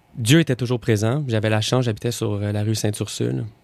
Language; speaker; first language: French; native; French